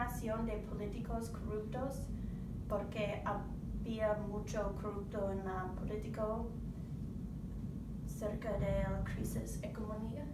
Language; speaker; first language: Spanish; non-native, learner; English